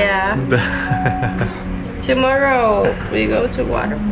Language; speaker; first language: English; non-native, fluent; Finnish